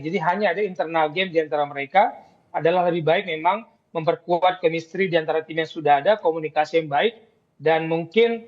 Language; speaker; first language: Indonesian; native; Indonesian